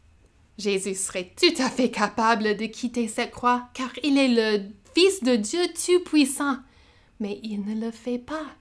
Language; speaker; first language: French; native; French